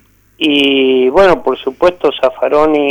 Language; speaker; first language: Spanish; native; Spanish